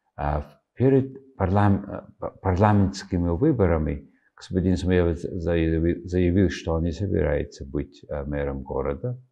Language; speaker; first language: Russian; non-native, fluent; Mongolian